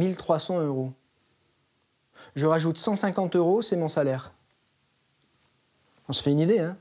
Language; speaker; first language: French; native; French